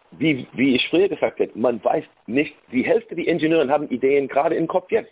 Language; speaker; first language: German; non-native, learner; English